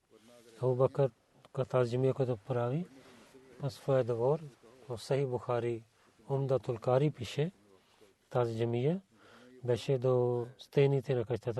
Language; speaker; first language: Bulgarian; non-native, learner; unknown